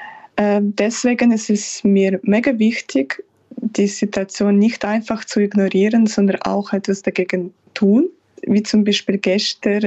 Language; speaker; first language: German; non-native, fluent; Ukrainian